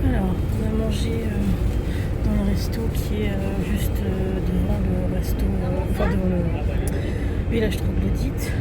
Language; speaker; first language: French; native; French